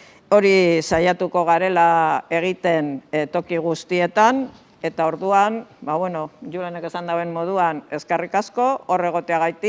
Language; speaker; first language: Basque; native; Basque